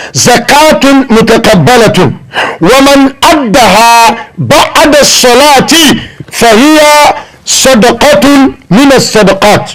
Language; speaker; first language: Arabic; non-native, fluent; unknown